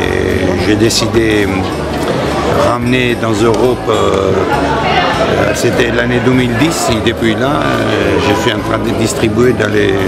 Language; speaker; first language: French; non-native, fluent; Georgian